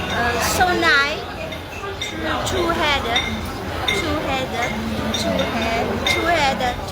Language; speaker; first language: English; non-native, learner; Vietnamese